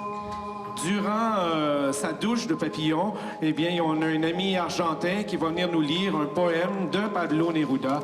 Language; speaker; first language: French; native; French